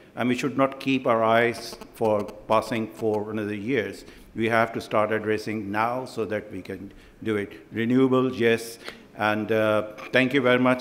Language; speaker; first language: English; non-native, local second language; Urdu